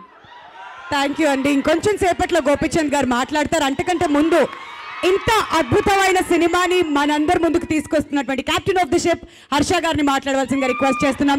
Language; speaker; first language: Telugu; native; Telugu